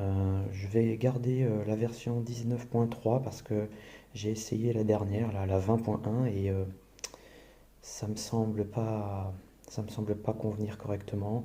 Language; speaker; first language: French; native; French